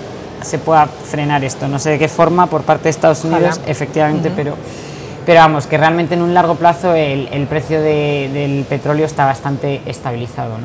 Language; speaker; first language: Spanish; native; Spanish